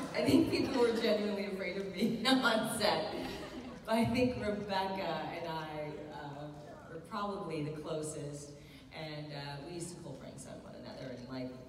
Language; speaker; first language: English; native; English